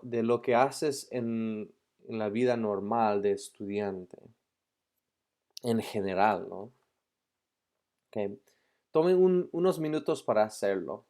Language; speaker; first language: Spanish; non-native, fluent; English